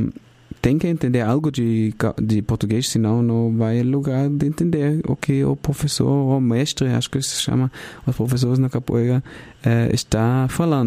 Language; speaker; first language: Portuguese; non-native, fluent; German